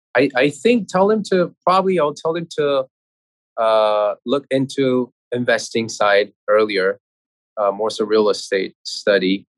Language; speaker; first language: English; non-native, fluent; Korean